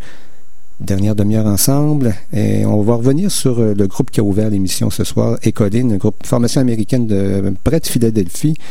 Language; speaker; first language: French; native; French